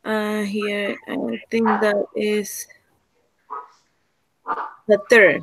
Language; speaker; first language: English; non-native, learner; Spanish